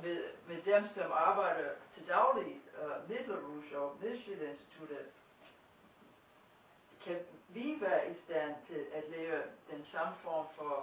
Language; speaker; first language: Danish; non-native, fluent; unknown